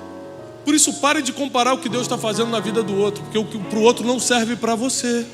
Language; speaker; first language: Portuguese; native; Portuguese